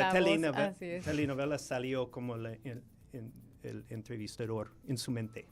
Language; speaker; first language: Spanish; non-native, fluent; English